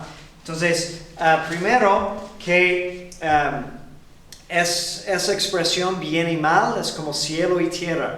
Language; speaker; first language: Spanish; non-native, fluent; English